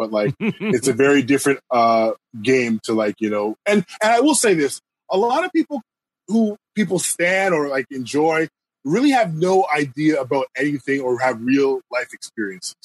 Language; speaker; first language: English; native; English